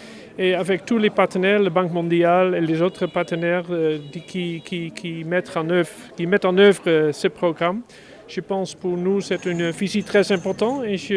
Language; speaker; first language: French; non-native, fluent; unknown